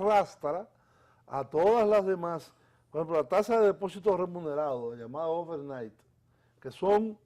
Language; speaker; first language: Spanish; native; Spanish